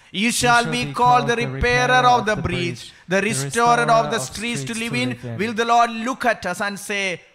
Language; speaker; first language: English; non-native, local second language; Malayalam